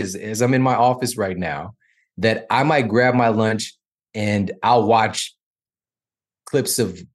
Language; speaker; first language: English; native; English